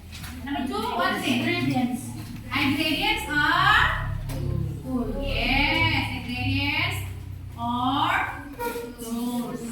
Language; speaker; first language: English; non-native, learner; Indonesian